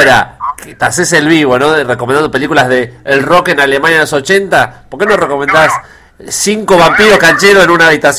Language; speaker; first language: Spanish; native; Spanish